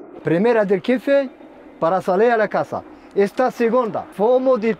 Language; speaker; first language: Spanish; non-native, learner; Arabic